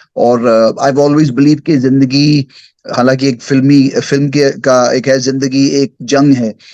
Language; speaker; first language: Hindi; early bilingual, heritage; Hindi